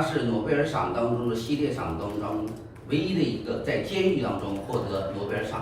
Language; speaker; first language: Chinese; native; Chinese